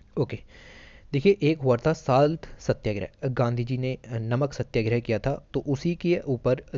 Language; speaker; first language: Hindi; native; Hindi